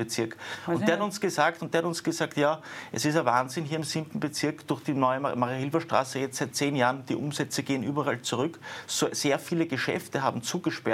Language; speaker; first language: German; native; German